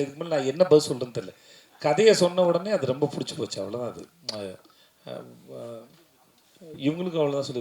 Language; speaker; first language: Tamil; native; Tamil